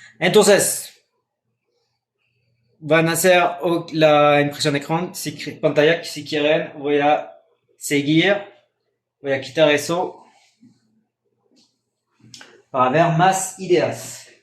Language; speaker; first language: Spanish; non-native, fluent; French